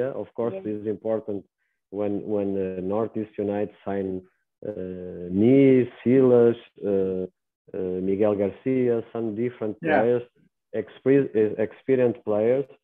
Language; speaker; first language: English; non-native, learner; Portuguese